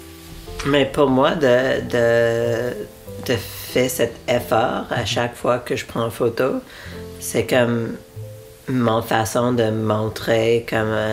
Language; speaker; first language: French; non-native, local second language; English